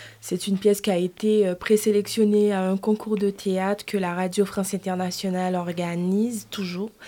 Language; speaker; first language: French; non-native, local second language; Haitian Creole